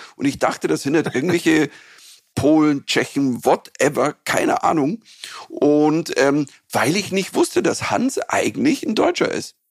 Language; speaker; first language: German; native; German